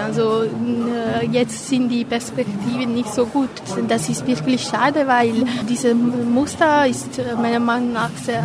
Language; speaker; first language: German; non-native, fluent; Italian